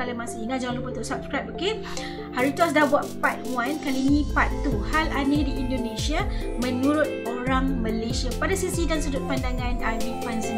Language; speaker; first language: Malay; native; Malay